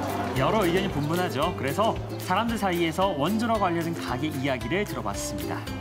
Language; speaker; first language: Korean; native; Korean